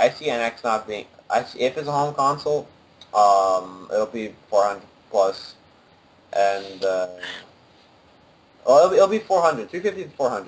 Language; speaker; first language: English; native; English